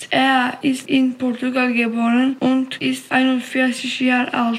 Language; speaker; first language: German; non-native, learner; Turkish